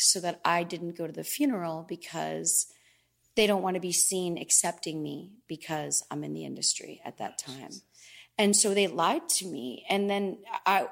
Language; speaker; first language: English; native; English